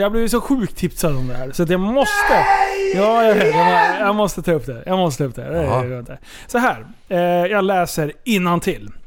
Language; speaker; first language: Swedish; native; Swedish